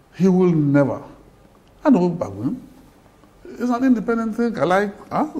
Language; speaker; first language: English; non-native, local second language; Ga